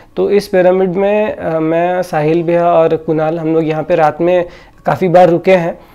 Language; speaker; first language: Hindi; non-native, local second language; Odia